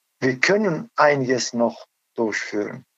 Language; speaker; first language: German; non-native, learner; Turkish